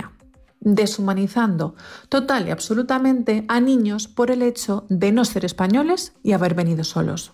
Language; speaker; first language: Spanish; native; Spanish